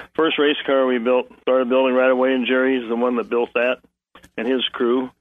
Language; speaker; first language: English; native; English